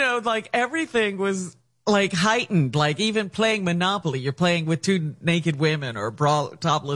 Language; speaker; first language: English; native; English